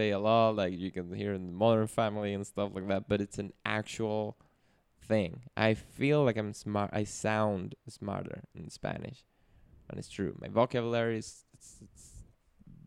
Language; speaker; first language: English; non-native, fluent; Spanish